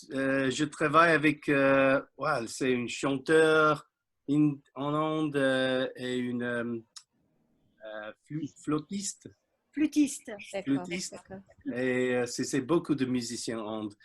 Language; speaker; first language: French; non-native, learner; English